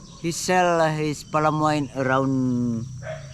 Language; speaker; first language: English; non-native, fluent; Indonesian